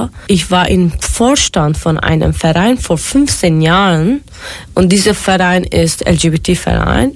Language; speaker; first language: German; non-native, fluent; Turkish